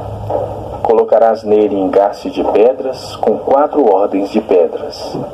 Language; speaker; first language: Portuguese; native; Portuguese